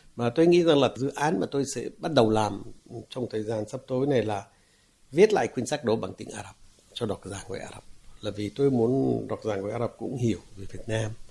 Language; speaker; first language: Vietnamese; non-native, fluent; Arabic